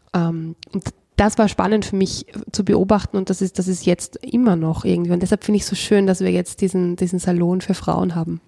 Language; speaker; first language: German; native; German